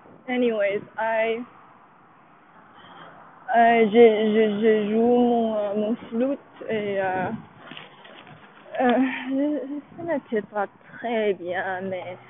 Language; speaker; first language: French; non-native, learner; English